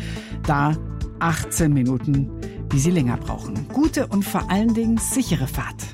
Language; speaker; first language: German; native; German